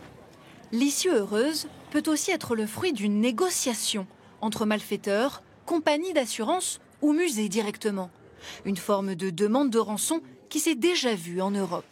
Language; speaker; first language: French; native; French